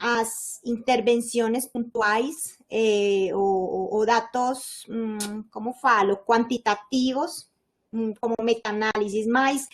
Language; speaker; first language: Portuguese; non-native, learner; Spanish